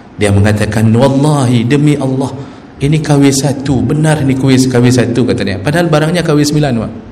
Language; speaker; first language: Malay; non-native, local second language; Achinese